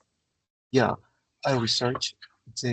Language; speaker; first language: English; non-native, learner; Spanish